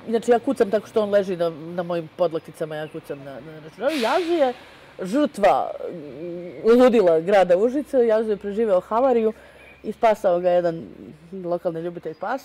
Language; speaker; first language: Serbian; native; Serbian